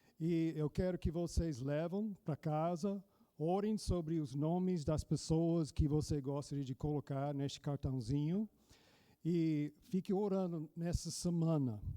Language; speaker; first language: Portuguese; non-native, fluent; English